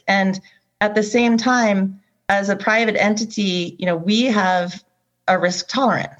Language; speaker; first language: English; native; English